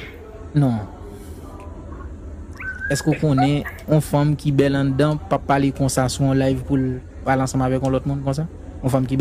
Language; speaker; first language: French; non-native, learner; Haitian Creole